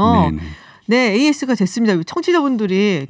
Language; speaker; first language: Korean; native; Korean